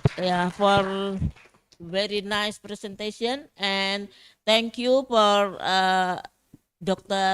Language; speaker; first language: English; non-native, fluent; Indonesian